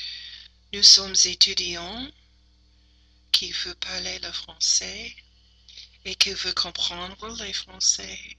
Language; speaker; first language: French; non-native, learner; English